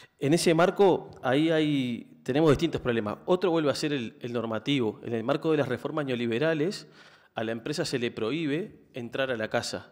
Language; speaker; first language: Spanish; native; Spanish